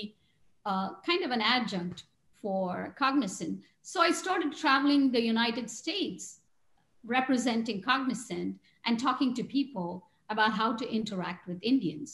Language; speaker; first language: English; non-native, local second language; Tamil